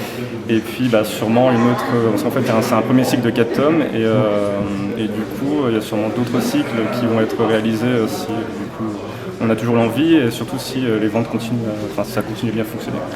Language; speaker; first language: French; native; French